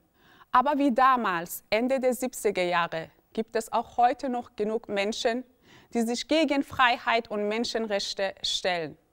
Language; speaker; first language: German; early bilingual, other home language; Persian